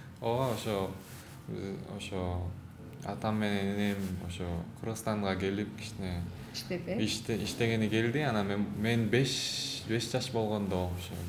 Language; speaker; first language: Kyrgyz; early bilingual, other home language; Korean